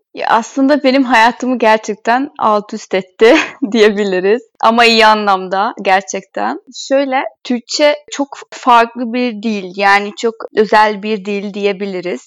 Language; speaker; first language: Turkish; non-native, fluent; Hungarian